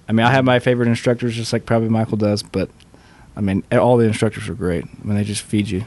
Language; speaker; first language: English; native; English